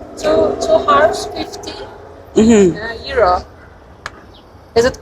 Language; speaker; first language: English; non-native, learner; Turkish